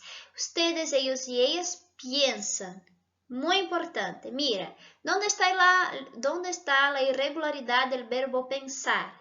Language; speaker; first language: Spanish; non-native, fluent; Portuguese